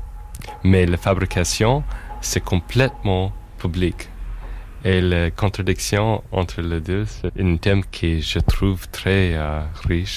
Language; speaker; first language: French; non-native, fluent; English